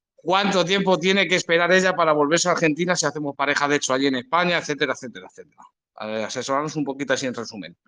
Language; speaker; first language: Spanish; native; Spanish